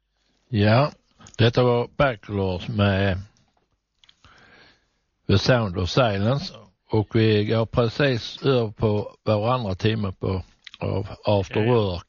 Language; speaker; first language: Swedish; native; Swedish